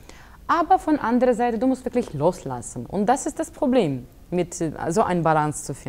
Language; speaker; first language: German; non-native, fluent; Russian